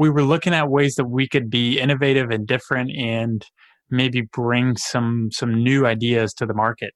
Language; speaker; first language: English; native; English